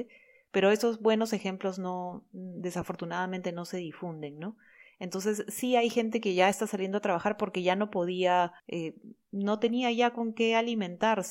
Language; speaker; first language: Spanish; native; Spanish